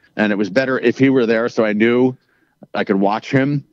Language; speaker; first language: English; native; English